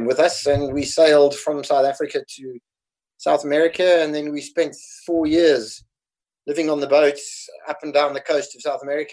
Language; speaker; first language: English; native; English